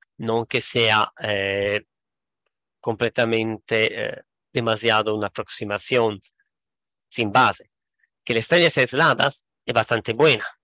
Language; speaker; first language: Spanish; non-native, fluent; Italian